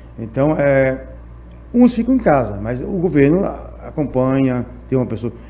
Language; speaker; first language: Portuguese; native; Portuguese